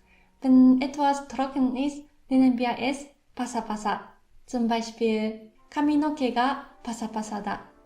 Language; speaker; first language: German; non-native, fluent; Japanese